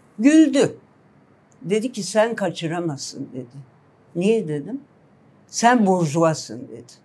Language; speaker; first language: Turkish; native; Turkish